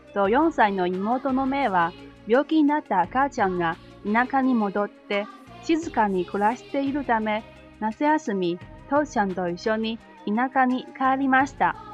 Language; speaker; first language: Japanese; non-native, learner; Chinese